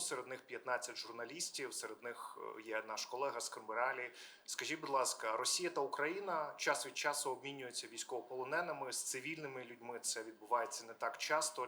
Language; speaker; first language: Ukrainian; native; Ukrainian